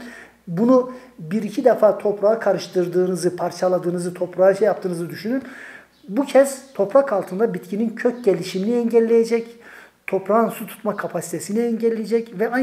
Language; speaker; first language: Turkish; native; Turkish